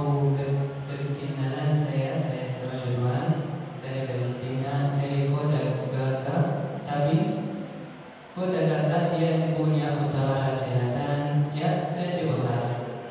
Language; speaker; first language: Indonesian; non-native, learner; Arabic